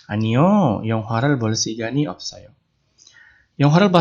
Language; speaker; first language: Korean; non-native, fluent; Indonesian